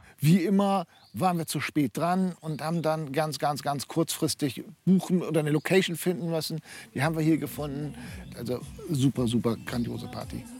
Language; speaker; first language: German; native; German